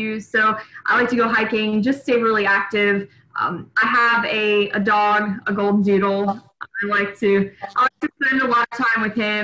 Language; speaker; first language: English; native; English